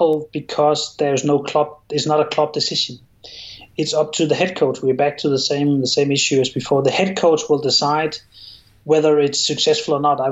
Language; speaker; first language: English; non-native, fluent; Danish